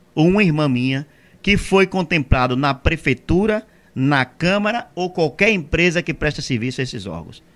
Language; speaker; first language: Portuguese; native; Portuguese